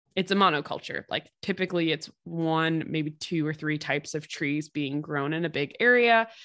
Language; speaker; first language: English; native; English